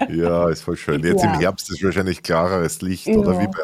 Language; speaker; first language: German; native; German